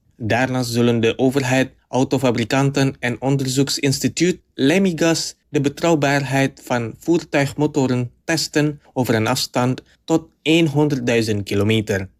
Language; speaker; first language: Dutch; non-native, fluent; Indonesian